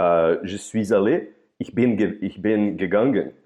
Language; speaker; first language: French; non-native, fluent; Portuguese